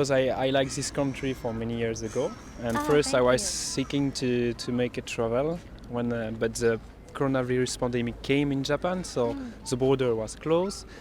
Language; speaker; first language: English; non-native, learner; French